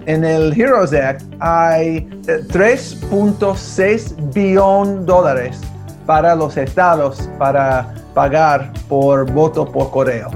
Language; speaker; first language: Spanish; early bilingual, heritage; Spanish